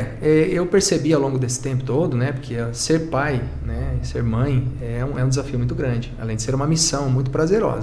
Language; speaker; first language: Portuguese; native; Portuguese